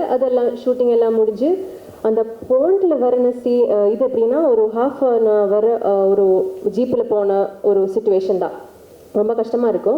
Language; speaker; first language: Tamil; non-native, learner; Malayalam